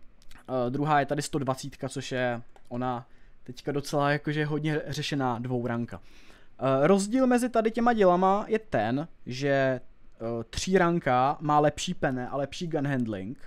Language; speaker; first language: Czech; native; Czech